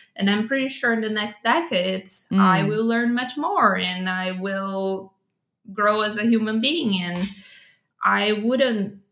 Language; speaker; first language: English; non-native, fluent; Portuguese